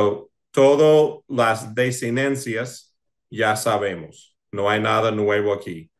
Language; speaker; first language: Spanish; non-native, fluent; English